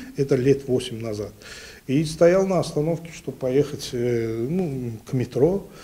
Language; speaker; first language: Russian; non-native, local second language; Azerbaijani